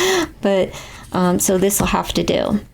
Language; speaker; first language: English; native; English